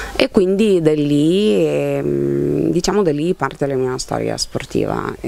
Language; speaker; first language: Italian; non-native, fluent; Lithuanian